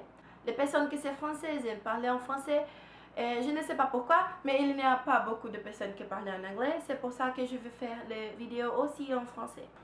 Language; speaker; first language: French; non-native, learner; Portuguese